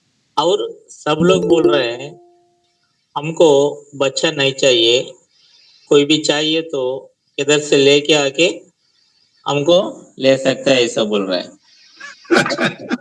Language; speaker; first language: Hindi; non-native, local second language; Telugu